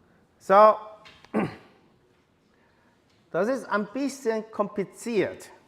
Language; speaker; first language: German; non-native, learner; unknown